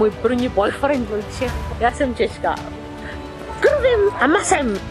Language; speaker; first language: Czech; early bilingual, other home language; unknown